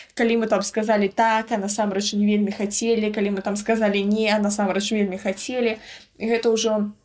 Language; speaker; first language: Belarusian; non-native, local second language; Russian